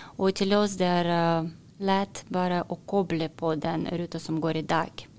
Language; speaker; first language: Norwegian; non-native, learner; Russian